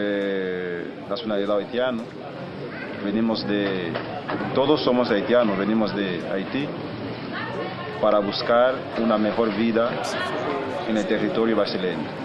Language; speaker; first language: Spanish; non-native, fluent; Haitian Creole